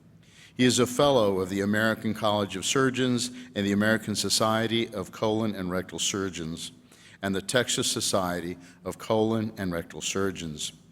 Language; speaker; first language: English; native; English